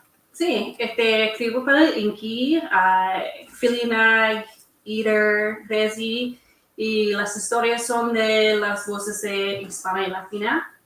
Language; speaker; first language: Spanish; early bilingual, heritage; English